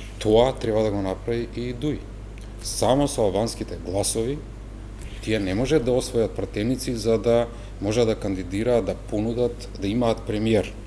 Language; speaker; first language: Macedonian; native; Macedonian